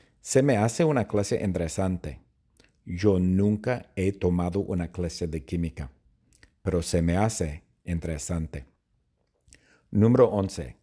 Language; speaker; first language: Spanish; non-native, fluent; English